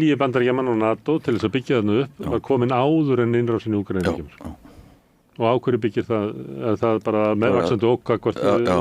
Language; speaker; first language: Icelandic; native; Icelandic